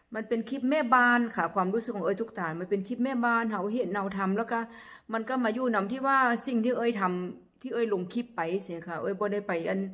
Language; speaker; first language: Northeastern Thai; non-native, local second language; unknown